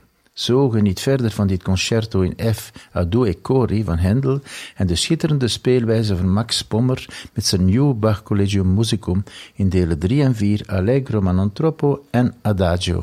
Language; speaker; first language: Dutch; native; Dutch